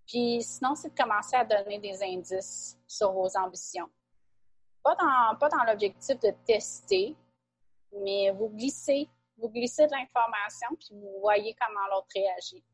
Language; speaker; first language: French; native; French